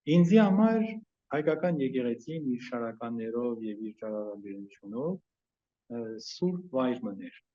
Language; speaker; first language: Armenian; early bilingual, heritage; Armenian